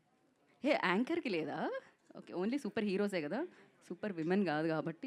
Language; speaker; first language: Telugu; native; Telugu